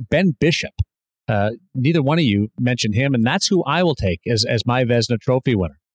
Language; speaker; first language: English; native; English